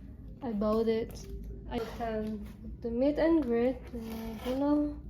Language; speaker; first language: English; non-native, learner; Indonesian